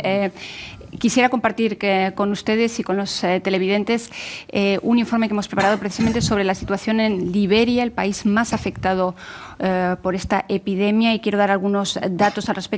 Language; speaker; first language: Spanish; native; Spanish